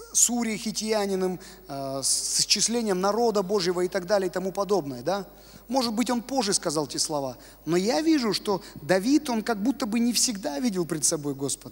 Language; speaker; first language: Russian; native; Russian